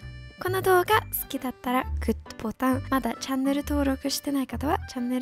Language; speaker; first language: Japanese; non-native, fluent; English